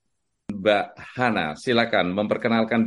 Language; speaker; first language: Indonesian; native; Indonesian